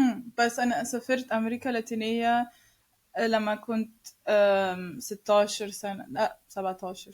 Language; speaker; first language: Arabic; non-native, learner; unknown